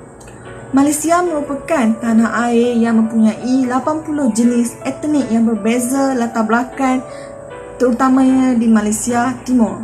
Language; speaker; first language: Malay; native; Malay